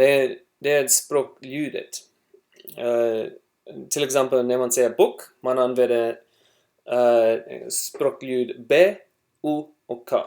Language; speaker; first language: Swedish; non-native, learner; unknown